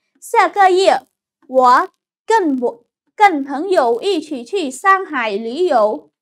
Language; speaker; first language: Chinese; non-native, fluent; Khmer